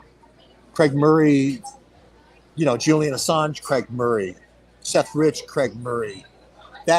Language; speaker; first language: English; native; English